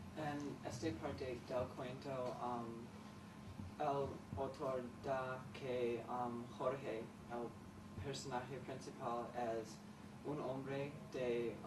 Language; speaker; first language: Spanish; non-native, learner; English